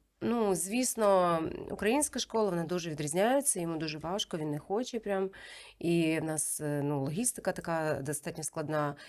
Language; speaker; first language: Ukrainian; native; Ukrainian